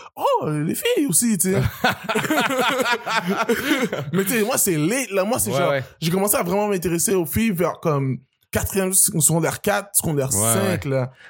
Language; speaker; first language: French; native; French